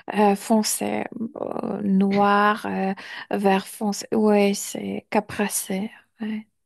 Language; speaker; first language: French; non-native, fluent; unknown